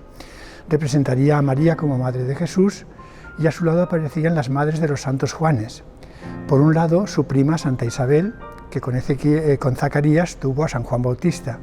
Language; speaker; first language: Spanish; native; Spanish